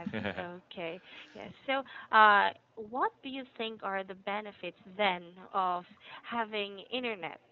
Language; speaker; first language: English; non-native, fluent; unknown